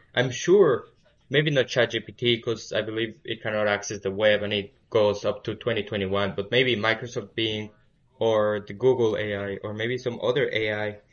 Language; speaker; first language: English; early bilingual, other home language; Spanish